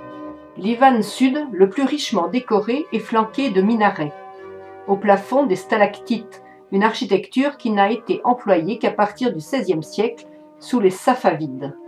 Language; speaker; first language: French; native; French